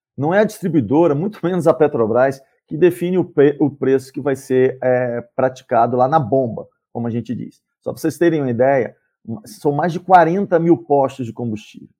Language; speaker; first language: Portuguese; native; Portuguese